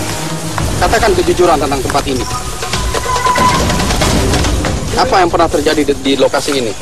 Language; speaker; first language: Indonesian; native; Indonesian